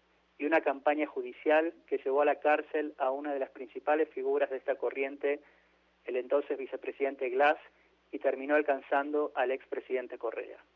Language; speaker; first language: Spanish; native; Spanish